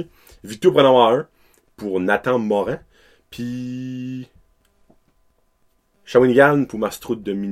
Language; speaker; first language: French; native; French